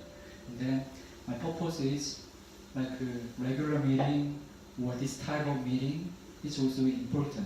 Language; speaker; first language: English; non-native, learner; Korean